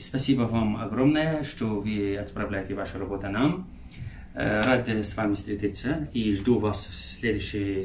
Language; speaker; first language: Russian; non-native, learner; Arabic